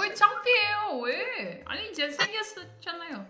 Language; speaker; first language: Korean; non-native, learner; Indonesian